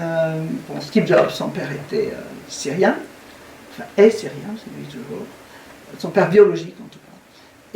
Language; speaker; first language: French; native; French